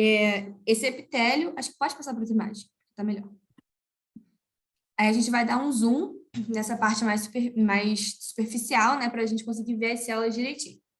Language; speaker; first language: Portuguese; native; Portuguese